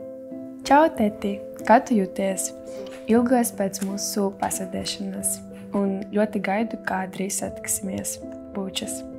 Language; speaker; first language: Latvian; early bilingual, other home language; Ukrainian